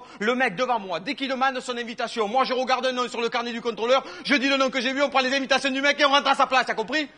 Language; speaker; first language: French; native; French